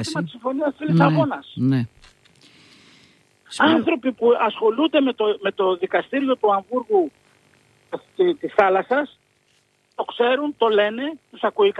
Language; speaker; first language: Greek; native; Greek